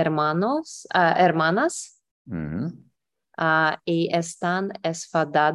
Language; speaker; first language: Spanish; non-native, learner; English